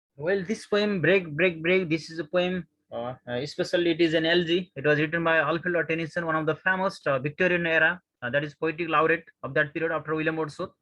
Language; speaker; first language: English; non-native, local second language; Nepali